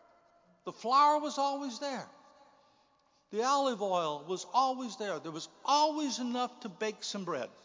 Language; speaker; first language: English; native; English